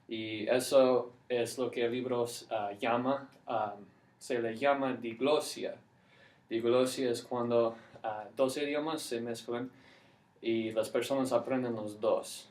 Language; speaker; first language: Spanish; non-native, fluent; English